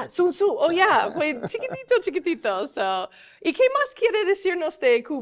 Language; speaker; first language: Spanish; non-native, fluent; English